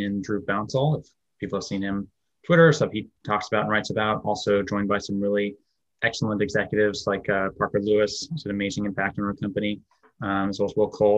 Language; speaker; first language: English; native; English